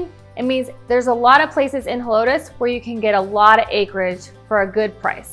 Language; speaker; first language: English; native; English